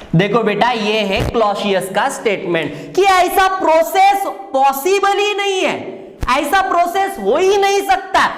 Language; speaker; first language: Hindi; non-native, local second language; Marathi